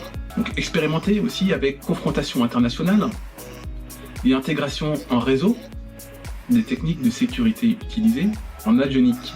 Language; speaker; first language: French; native; French